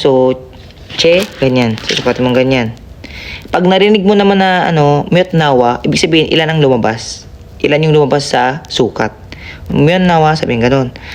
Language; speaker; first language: Filipino; native; Filipino